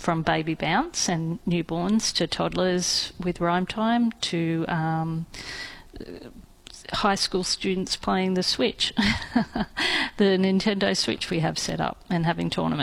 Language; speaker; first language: English; native; English